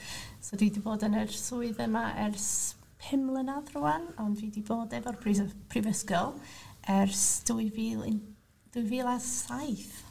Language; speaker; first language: Welsh; non-native, local second language; English